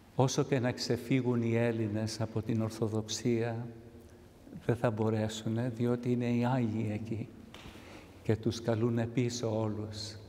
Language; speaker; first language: Greek; early bilingual, heritage; Greek